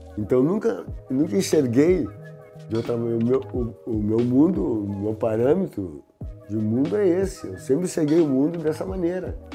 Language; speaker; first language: Portuguese; native; Portuguese